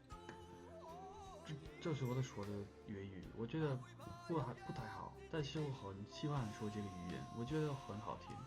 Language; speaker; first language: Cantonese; non-native, learner; English